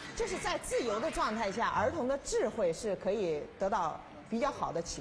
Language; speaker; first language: Chinese; native; Chinese